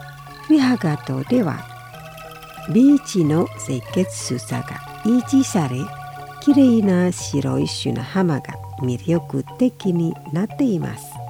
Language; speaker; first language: Japanese; non-native, fluent; Indonesian